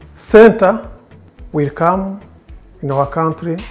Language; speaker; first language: English; non-native, local second language; Kinyarwanda